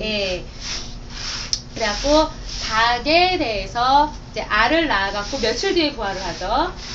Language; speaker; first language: Korean; native; Korean